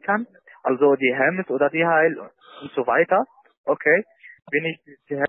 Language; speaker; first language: German; non-native, learner; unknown